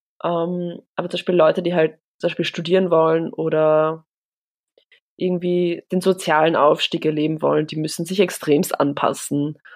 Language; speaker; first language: German; early bilingual, other home language; Polish